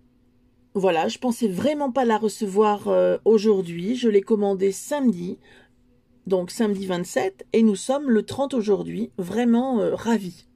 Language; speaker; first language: French; native; French